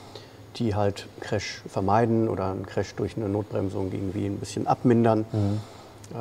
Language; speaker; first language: German; native; German